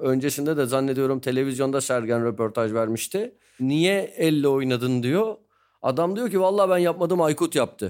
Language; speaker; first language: Turkish; native; Turkish